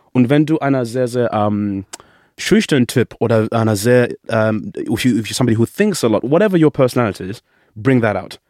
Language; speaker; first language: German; non-native, learner; English